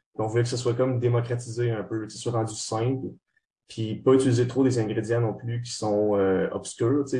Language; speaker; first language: French; native; French